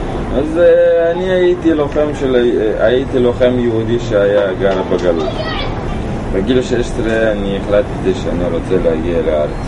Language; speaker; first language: Hebrew; non-native, learner; Russian